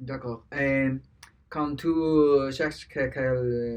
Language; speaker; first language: French; non-native, learner; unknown